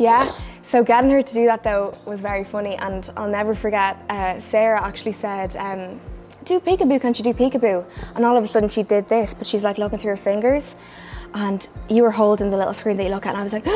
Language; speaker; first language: English; native; English